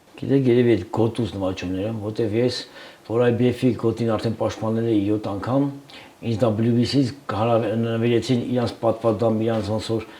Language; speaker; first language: Armenian; native; Armenian